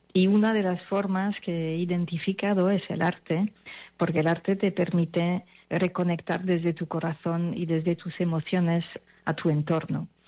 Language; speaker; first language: Spanish; non-native, fluent; French